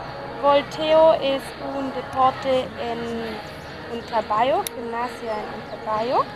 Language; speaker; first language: Spanish; non-native, learner; German